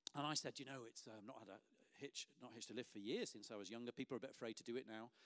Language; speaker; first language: English; native; English